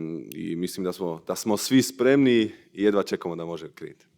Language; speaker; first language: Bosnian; early bilingual, heritage; Bosnian